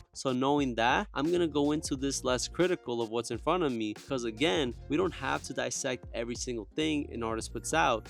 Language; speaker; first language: English; native; English